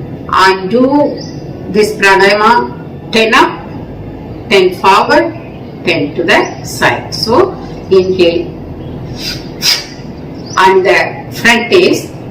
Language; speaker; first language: English; non-native, local second language; Tamil